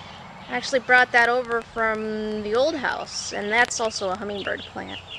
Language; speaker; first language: English; native; English